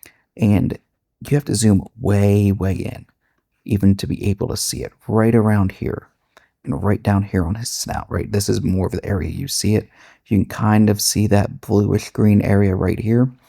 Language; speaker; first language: English; native; English